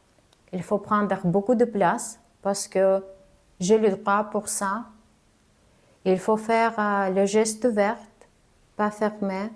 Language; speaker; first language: French; non-native, fluent; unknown